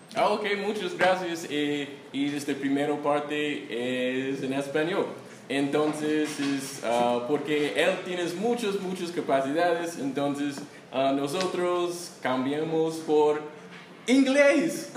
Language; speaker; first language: Spanish; non-native, learner; English